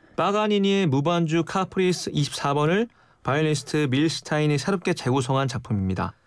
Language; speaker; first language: Korean; native; Korean